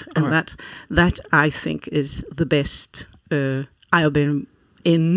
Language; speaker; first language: English; non-native, fluent; Faroese